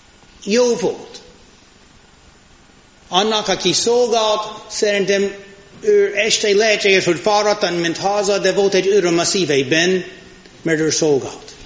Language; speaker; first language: Hungarian; non-native, fluent; English